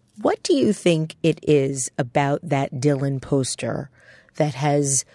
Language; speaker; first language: English; native; English